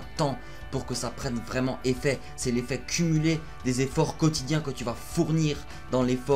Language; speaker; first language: French; native; French